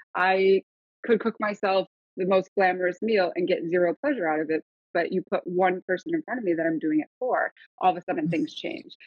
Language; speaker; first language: English; native; English